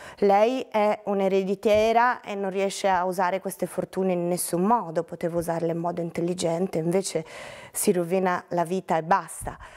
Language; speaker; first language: Italian; native; Italian